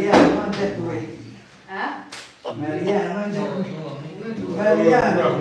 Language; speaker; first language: Italian; non-native, learner; Somali